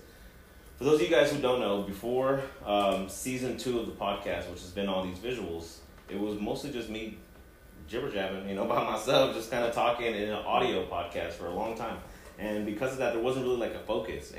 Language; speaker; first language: English; early bilingual, other home language; Spanish